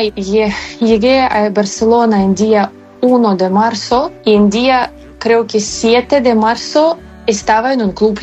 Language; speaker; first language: Spanish; non-native, fluent; Ukrainian